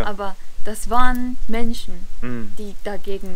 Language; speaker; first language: German; non-native, fluent; Japanese